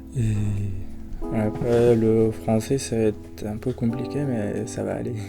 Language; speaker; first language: French; non-native, learner; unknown